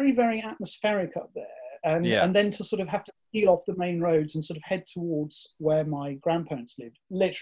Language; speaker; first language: English; native; English